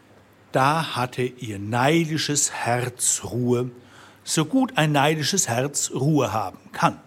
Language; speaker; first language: German; native; German